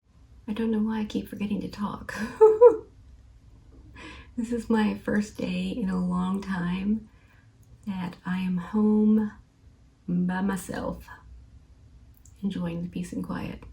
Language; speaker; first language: English; native; English